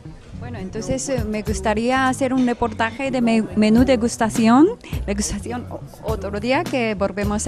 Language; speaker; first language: Spanish; non-native, fluent; Japanese